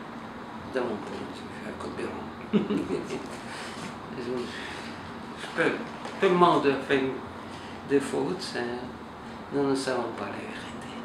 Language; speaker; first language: French; non-native, fluent; Russian